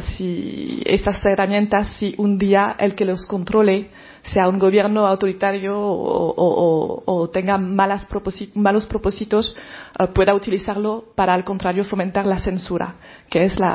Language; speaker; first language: Spanish; non-native, fluent; French